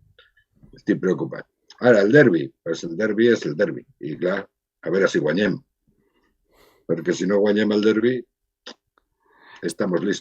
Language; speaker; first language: Catalan; non-native, local second language; Spanish